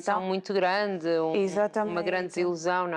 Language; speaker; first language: Portuguese; native; Portuguese